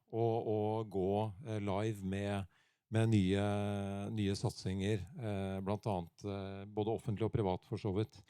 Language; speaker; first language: Norwegian; native; Norwegian